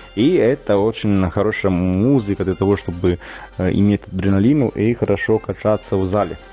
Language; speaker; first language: Russian; non-native, fluent; Italian